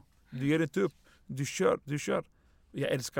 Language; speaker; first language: Swedish; non-native, fluent; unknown